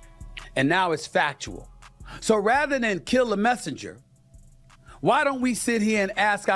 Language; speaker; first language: English; native; English